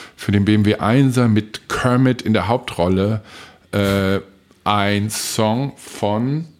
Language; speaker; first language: German; native; German